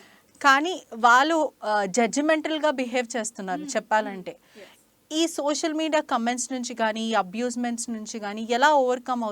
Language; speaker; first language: Telugu; native; Telugu